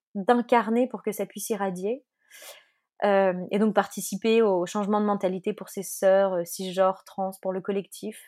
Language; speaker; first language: French; native; French